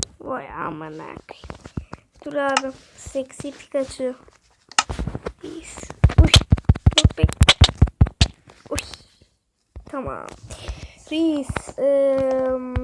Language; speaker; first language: Turkish; native; Turkish